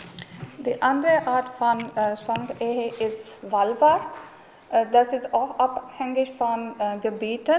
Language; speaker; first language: German; non-native, learner; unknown